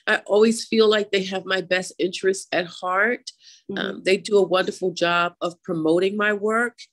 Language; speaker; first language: English; native; English